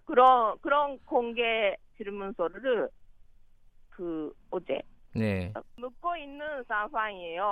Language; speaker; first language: Korean; non-native, learner; Japanese